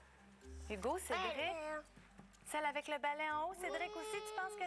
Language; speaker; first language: French; native; French